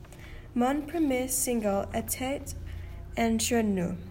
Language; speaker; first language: French; non-native, learner; English